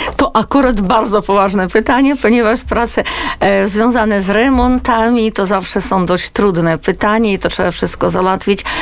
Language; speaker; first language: Polish; early bilingual, heritage; Polish